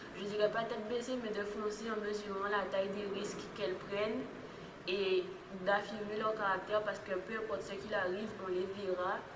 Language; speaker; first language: French; native; French